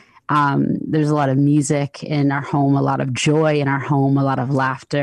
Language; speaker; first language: English; native; English